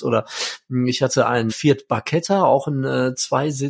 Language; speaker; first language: German; native; German